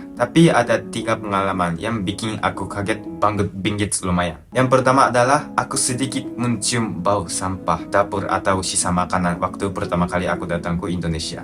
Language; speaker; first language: Indonesian; non-native, fluent; Japanese